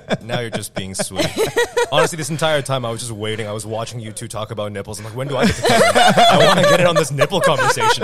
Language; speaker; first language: English; non-native, fluent; Chinese